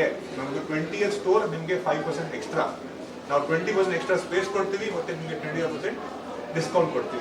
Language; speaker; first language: Kannada; non-native, local second language; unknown